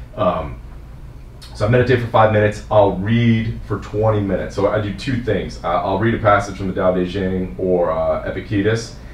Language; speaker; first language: English; native; English